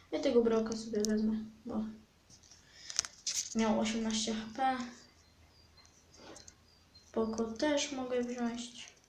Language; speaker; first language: Polish; native; Polish